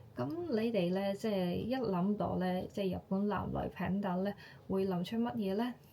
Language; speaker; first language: Cantonese; non-native, fluent; Japanese